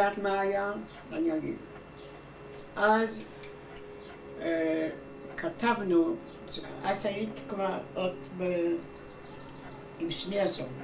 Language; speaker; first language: Hebrew; non-native, fluent; German